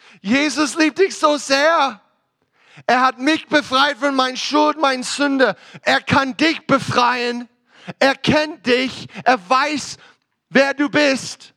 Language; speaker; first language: German; non-native, fluent; English